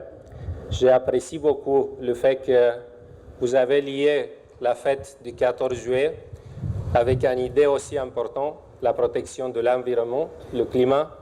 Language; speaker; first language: French; non-native, fluent; Romanian